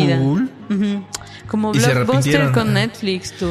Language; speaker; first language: Spanish; native; Spanish